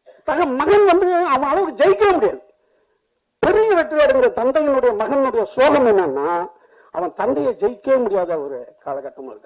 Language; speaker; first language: Tamil; native; Tamil